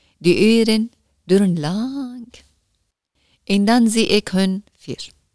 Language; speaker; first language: Dutch; non-native, learner; Arabic